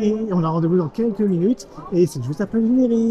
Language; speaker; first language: French; native; French